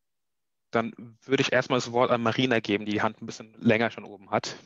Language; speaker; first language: German; native; German